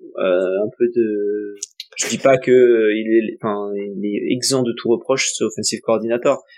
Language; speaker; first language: French; native; French